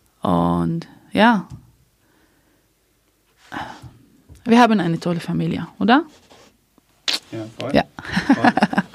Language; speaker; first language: German; early bilingual, other home language; Arabic